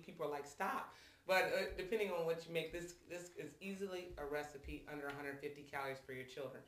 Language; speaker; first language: English; native; English